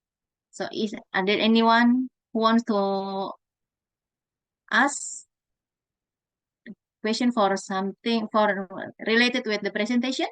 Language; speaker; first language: English; non-native, fluent; Indonesian